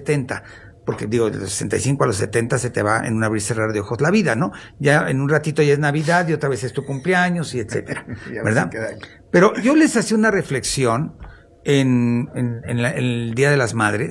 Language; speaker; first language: Spanish; native; Spanish